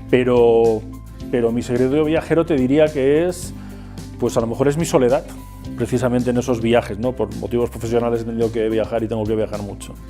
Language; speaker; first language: Spanish; native; Spanish